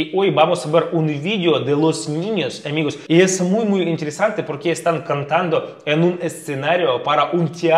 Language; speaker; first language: Spanish; non-native, fluent; Russian